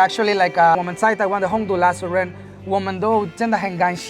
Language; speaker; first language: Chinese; non-native, fluent; Spanish